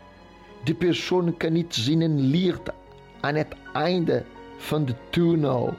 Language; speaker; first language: Dutch; non-native, fluent; Portuguese